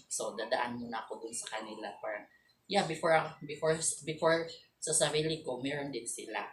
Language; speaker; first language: Filipino; non-native, local second language; Cebuano